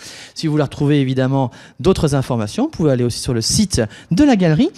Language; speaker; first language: French; native; French